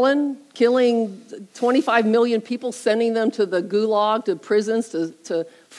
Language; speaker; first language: English; native; English